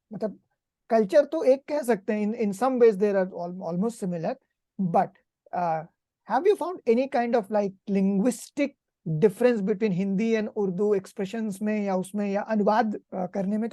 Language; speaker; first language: Hindi; native; Hindi